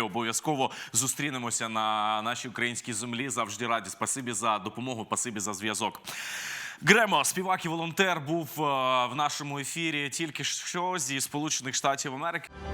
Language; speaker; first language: Ukrainian; native; Ukrainian